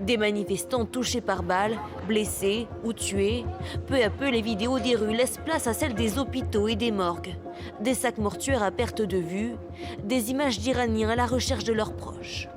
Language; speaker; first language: French; native; French